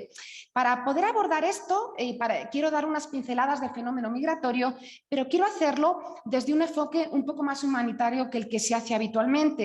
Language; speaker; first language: Spanish; native; Spanish